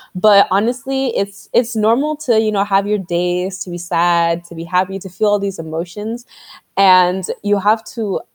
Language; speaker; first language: English; native; English